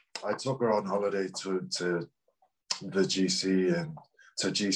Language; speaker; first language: English; native; English